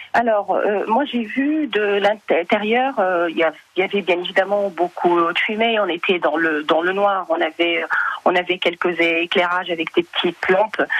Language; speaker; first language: French; non-native, fluent; Arabic